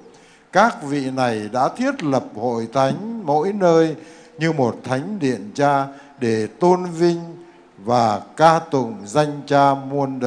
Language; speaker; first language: Vietnamese; native; Vietnamese